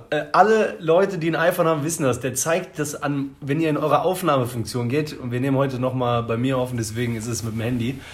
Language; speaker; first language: German; native; German